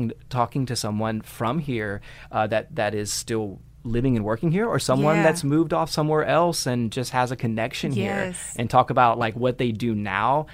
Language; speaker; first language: English; native; English